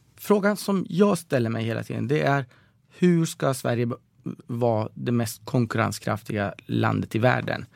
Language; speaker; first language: Swedish; early bilingual, other home language; Persian